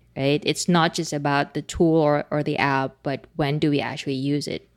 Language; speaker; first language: English; non-native, local second language; Filipino